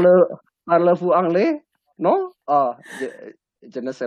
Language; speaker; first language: French; non-native, learner; Indonesian